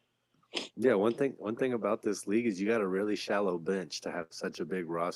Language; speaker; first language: English; native; English